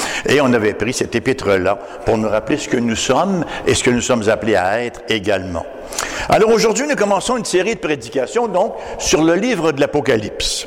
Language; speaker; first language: French; native; French